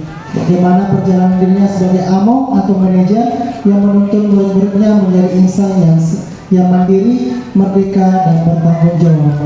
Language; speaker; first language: Indonesian; native; Indonesian